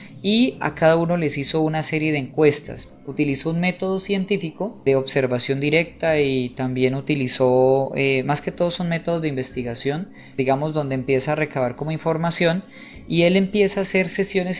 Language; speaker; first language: Spanish; native; Spanish